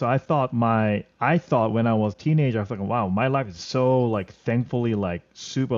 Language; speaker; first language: English; non-native, fluent; Korean